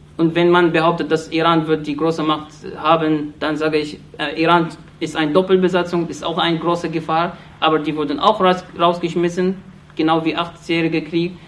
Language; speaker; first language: German; non-native, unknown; Arabic